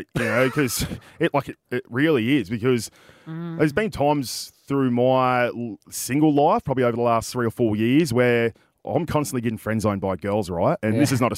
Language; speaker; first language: English; native; English